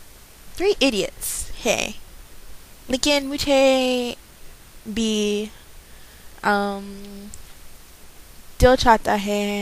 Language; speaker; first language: Hindi; non-native, learner; English